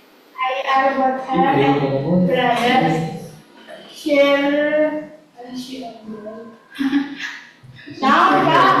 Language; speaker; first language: English; non-native, learner; Indonesian